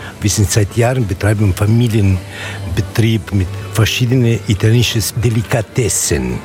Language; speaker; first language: German; non-native, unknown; Italian